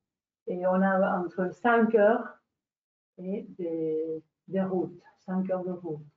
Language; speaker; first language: French; non-native, learner; Spanish